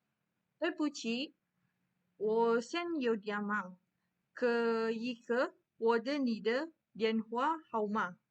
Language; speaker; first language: Chinese; non-native, learner; Malay